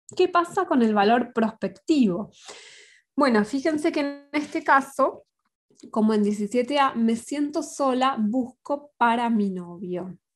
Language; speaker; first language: Spanish; native; Spanish